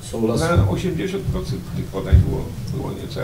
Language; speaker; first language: Polish; native; Polish